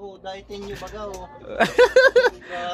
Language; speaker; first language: Filipino; non-native, local second language; Bikol